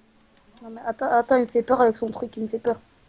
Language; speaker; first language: French; native; French